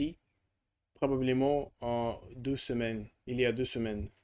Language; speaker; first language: French; non-native, learner; Russian